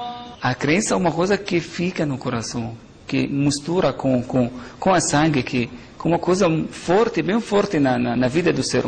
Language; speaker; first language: Portuguese; non-native, fluent; Arabic